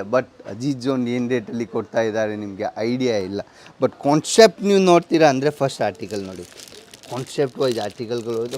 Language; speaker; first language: Kannada; non-native, fluent; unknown